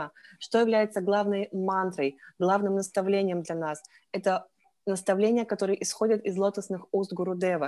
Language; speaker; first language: Russian; native; Russian